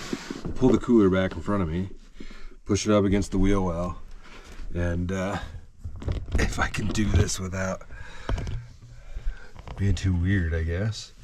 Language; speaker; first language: English; native; English